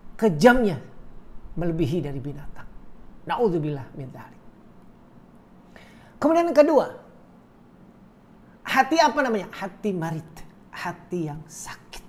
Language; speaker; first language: Indonesian; native; Indonesian